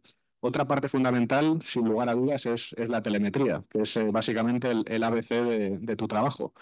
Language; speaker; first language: Spanish; native; Spanish